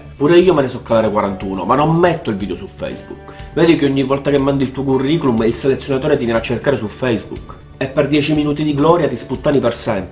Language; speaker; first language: Italian; native; Italian